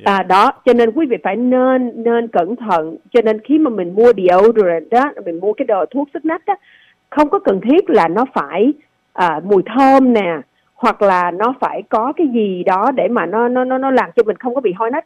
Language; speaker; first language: Vietnamese; native; Vietnamese